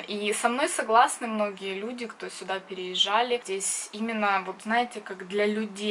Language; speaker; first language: Russian; native; Russian